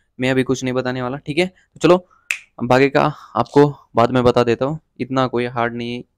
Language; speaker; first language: Hindi; non-native, local second language; Marathi